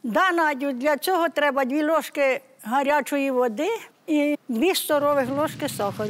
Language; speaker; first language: Ukrainian; native; Ukrainian